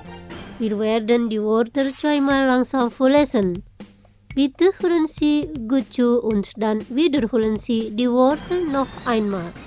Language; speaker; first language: German; non-native, fluent; Indonesian